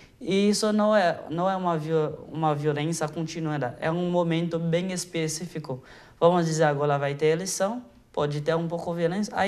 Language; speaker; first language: Portuguese; non-native, fluent; Haitian Creole